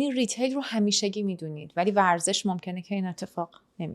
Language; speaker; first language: Persian; native; Persian